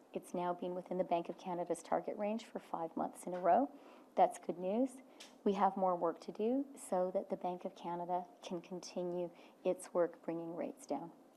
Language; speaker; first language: English; native; English